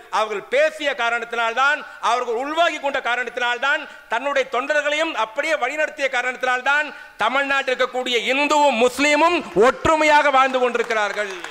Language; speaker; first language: Tamil; non-native, local second language; Urdu